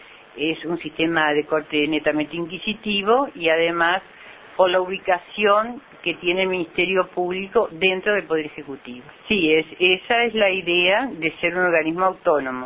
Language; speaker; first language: Spanish; native; Spanish